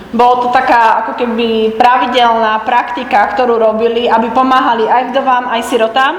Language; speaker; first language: Slovak; native; Slovak